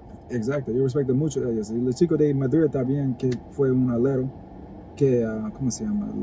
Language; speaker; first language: Spanish; non-native, learner; English